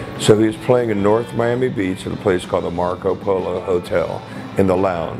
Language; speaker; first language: English; native; English